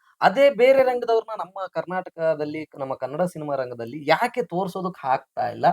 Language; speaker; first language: Kannada; native; Kannada